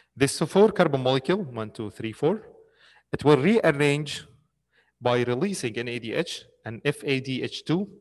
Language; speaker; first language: English; non-native, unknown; Arabic